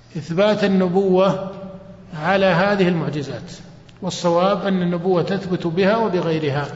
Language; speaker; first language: Arabic; native; Arabic